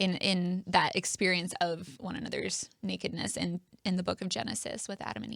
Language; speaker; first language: English; native; English